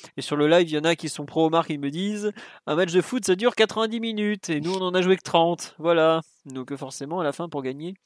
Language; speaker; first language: French; native; French